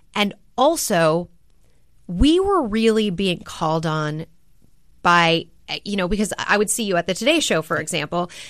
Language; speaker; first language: English; native; English